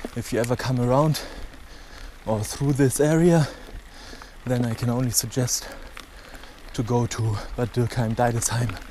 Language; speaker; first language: English; non-native, fluent; German